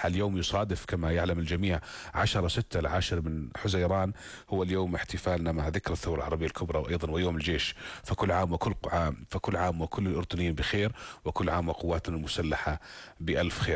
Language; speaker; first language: Arabic; native; Arabic